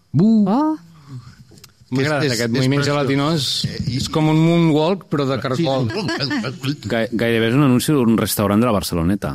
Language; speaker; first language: Catalan; native; Catalan